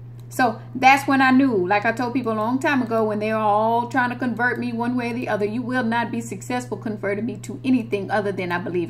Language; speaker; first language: English; native; English